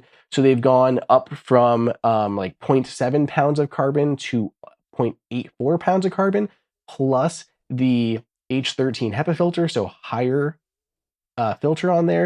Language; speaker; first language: English; native; English